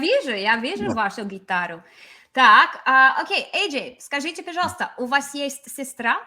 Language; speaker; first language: Russian; non-native, fluent; English